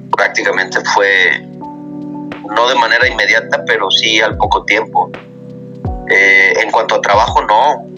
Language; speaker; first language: Spanish; native; Spanish